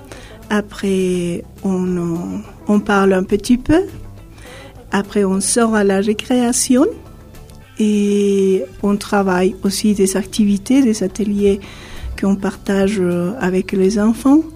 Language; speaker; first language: French; non-native, fluent; Spanish